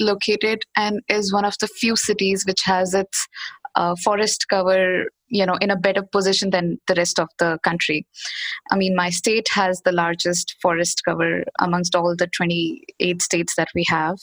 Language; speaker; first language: English; non-native, local second language; Hindi